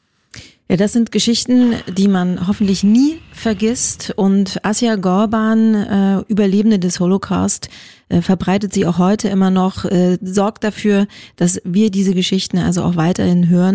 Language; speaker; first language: German; native; German